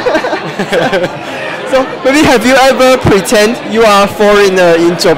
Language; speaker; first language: English; non-native, fluent; Chinese